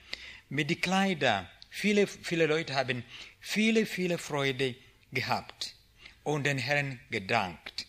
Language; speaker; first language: German; non-native, learner; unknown